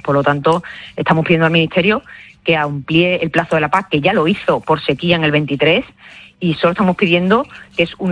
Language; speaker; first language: Spanish; native; Spanish